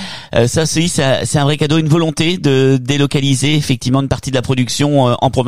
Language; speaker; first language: French; native; French